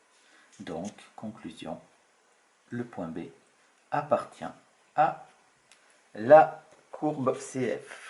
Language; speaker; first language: French; native; French